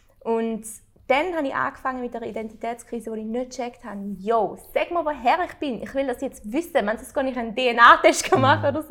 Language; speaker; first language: German; early bilingual, other home language; Albanian